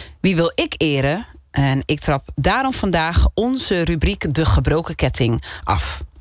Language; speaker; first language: Dutch; non-native, local second language; Papiamento